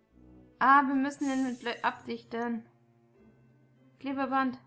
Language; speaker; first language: German; native; German